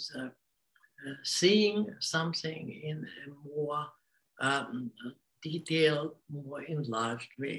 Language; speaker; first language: English; non-native, fluent; Hungarian